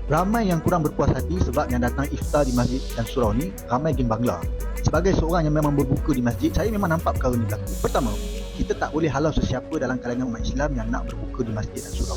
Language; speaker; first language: Malay; native; Malay